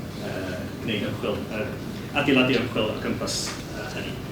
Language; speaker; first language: Welsh; non-native, learner; English